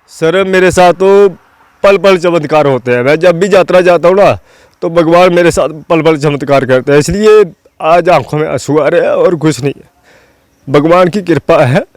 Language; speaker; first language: Hindi; non-native, local second language; Dogri